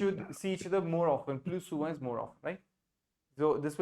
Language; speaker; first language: English; non-native, local second language; Hindi